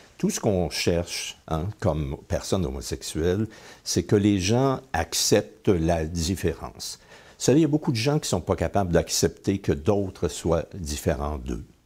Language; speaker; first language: French; native; French